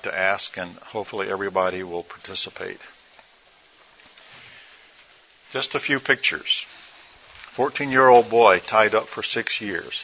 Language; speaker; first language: English; native; English